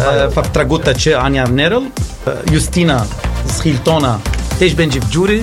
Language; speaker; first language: Polish; non-native, learner; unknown